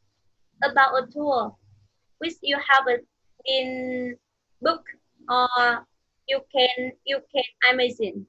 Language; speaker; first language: English; non-native, fluent; Vietnamese